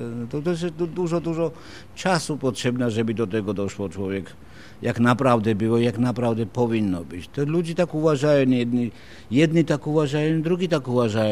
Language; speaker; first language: Polish; non-native, fluent; Georgian